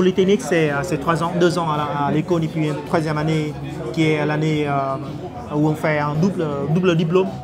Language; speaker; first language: French; non-native, fluent; Vietnamese